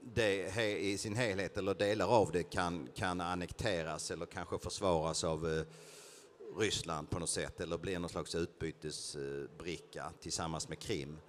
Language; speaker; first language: Swedish; native; Swedish